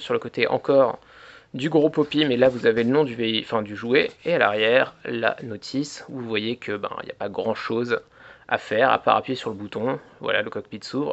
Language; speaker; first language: French; native; French